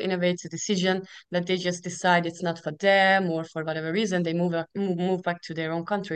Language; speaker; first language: English; non-native, fluent; Hungarian